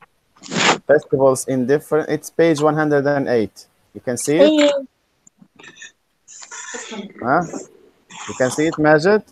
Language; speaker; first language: English; non-native, fluent; Arabic